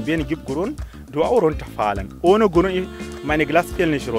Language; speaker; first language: German; non-native, learner; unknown